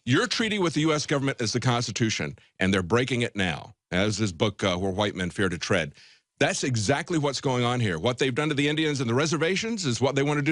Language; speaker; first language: English; native; English